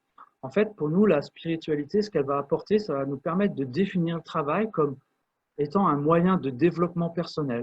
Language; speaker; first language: French; native; French